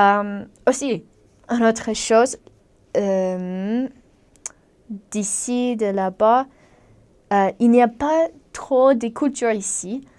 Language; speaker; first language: French; non-native, fluent; English